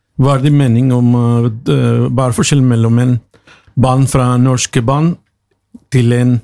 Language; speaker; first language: Norwegian; non-native, learner; Spanish